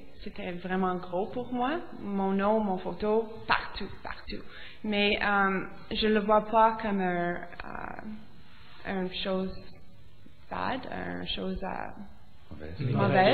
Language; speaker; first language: French; non-native, local second language; English